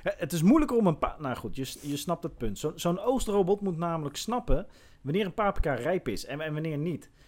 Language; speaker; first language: Dutch; native; Dutch